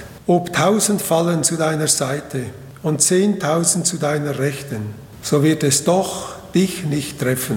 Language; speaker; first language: German; native; German